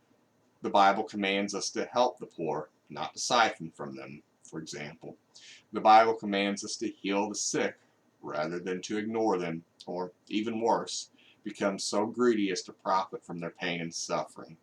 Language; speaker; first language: English; native; English